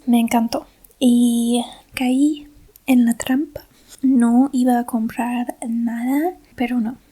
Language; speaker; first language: Spanish; non-native, fluent; English